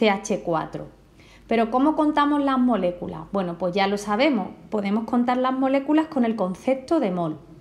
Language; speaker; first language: Spanish; native; Spanish